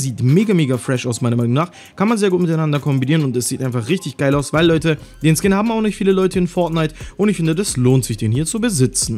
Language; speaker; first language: German; native; German